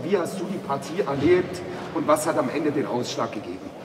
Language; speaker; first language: German; native; German